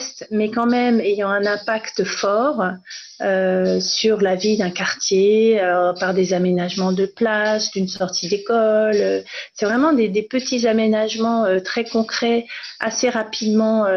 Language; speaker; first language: French; native; French